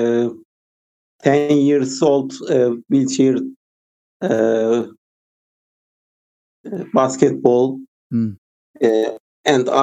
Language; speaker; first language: English; non-native, learner; Turkish